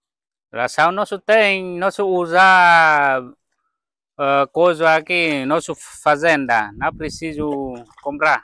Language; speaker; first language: Portuguese; non-native, learner; Vietnamese